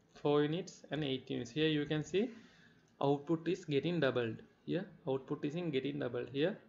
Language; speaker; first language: English; non-native, local second language; Sinhala